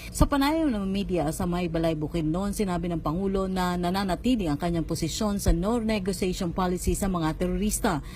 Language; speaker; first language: Filipino; native; Filipino